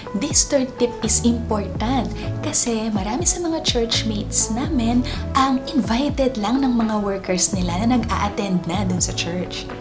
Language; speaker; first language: Filipino; native; Filipino